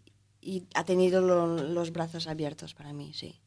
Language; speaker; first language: Spanish; non-native, fluent; French